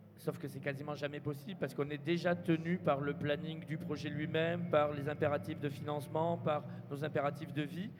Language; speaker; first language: French; native; French